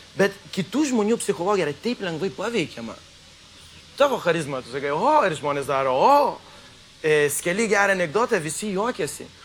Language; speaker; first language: Lithuanian; early bilingual, heritage; Lithuanian